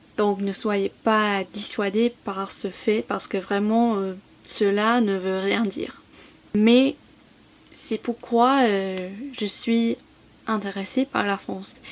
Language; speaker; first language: French; non-native, fluent; English